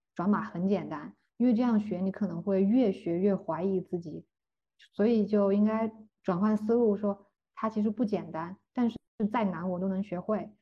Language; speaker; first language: Chinese; native; Chinese